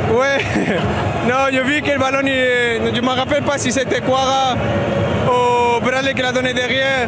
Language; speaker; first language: French; non-native, fluent; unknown